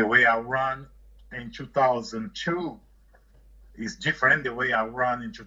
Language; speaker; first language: English; non-native, learner; Portuguese